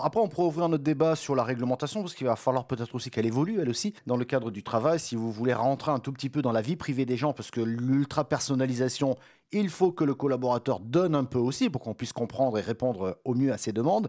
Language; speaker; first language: French; native; French